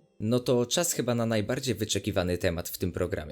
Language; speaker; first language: Polish; native; Polish